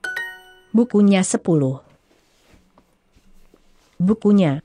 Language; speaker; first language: Indonesian; non-native, learner; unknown